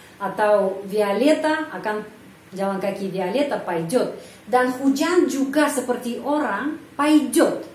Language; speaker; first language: Indonesian; non-native, fluent; Russian